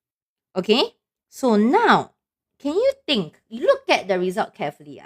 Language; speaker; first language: English; native; English